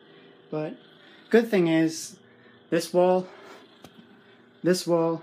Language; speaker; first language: English; native; English